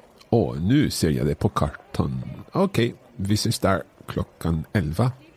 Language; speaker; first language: Swedish; non-native, learner; English